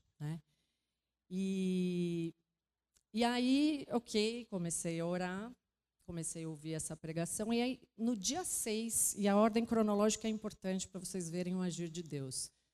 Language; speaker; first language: Portuguese; native; Portuguese